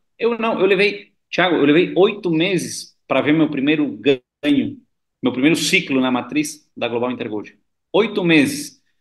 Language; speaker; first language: Portuguese; non-native, fluent; Spanish